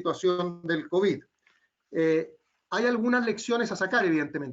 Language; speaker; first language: Spanish; native; Spanish